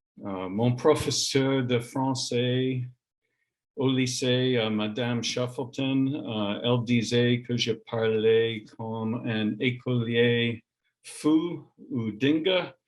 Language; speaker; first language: French; non-native, learner; English